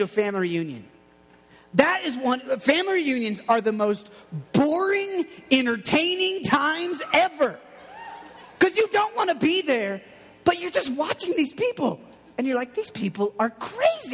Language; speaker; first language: English; native; English